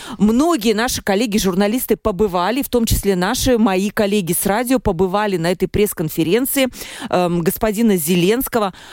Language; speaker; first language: Russian; native; Russian